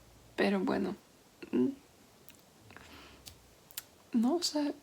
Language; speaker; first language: Spanish; non-native, learner; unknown